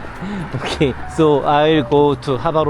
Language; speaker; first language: English; non-native, learner; Korean